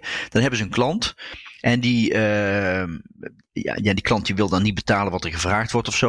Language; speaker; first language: Dutch; native; Dutch